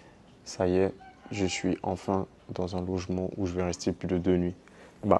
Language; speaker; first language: French; native; French